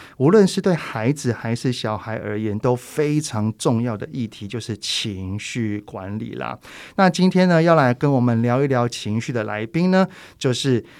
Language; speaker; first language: Chinese; native; Chinese